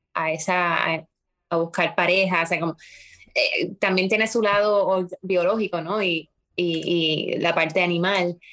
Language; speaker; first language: Spanish; native; Spanish